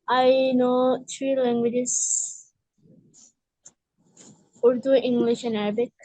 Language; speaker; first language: English; non-native, learner; Malayalam